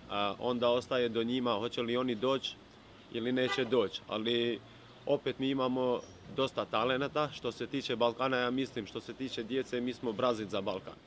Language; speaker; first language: Croatian; non-native, local second language; Albanian